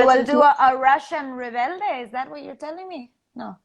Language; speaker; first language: English; non-native, fluent; Spanish